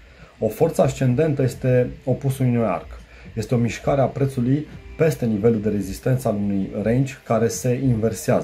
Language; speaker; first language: Romanian; native; Romanian